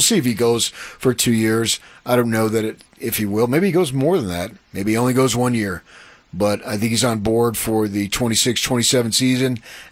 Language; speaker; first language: English; native; English